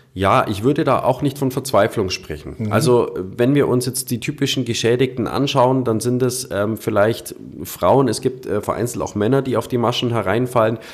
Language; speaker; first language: German; native; German